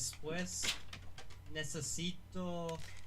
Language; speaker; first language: Spanish; non-native, learner; English